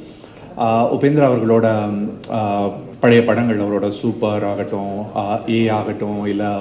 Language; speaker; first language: Tamil; native; Tamil